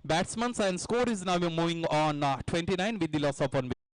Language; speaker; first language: English; non-native, local second language; Marathi